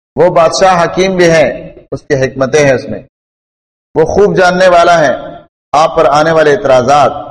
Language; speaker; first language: Urdu; non-native, local second language; Pashto